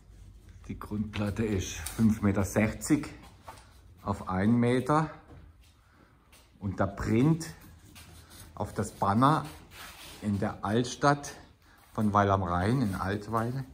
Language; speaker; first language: German; native; German